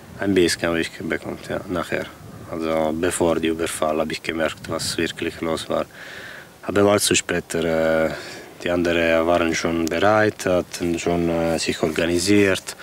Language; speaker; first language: German; non-native, fluent; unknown